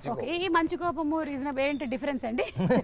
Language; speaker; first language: Telugu; native; Telugu